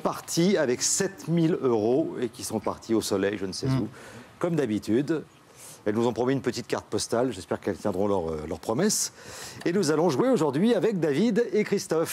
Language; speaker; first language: French; native; French